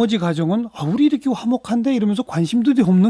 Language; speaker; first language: Korean; native; Korean